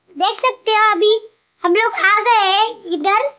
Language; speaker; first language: Hindi; non-native, local second language; Marathi